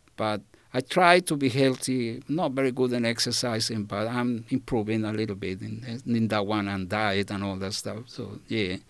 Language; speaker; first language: English; non-native, fluent; Spanish